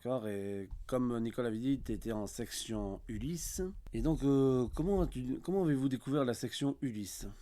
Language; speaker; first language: French; native; French